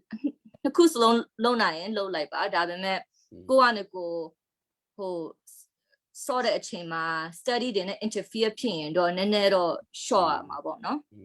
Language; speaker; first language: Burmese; non-native, local second language; Hakha Chin